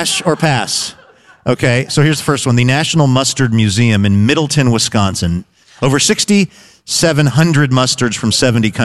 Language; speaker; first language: English; native; English